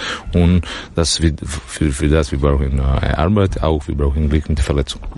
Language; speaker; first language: German; non-native, learner; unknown